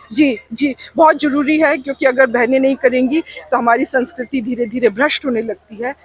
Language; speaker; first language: Hindi; non-native, local second language; Gujarati